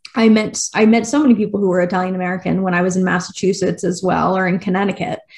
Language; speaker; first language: English; native; English